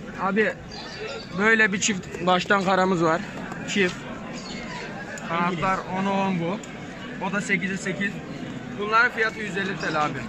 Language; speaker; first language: Turkish; native; Turkish